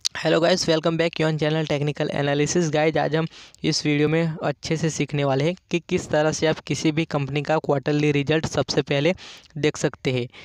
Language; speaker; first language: Hindi; non-native, local second language; Gujarati